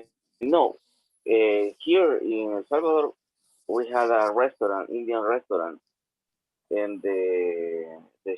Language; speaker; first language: English; non-native, learner; Spanish